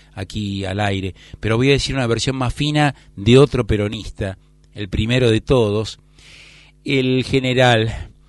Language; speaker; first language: Spanish; native; Spanish